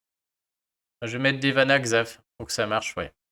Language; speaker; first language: French; native; French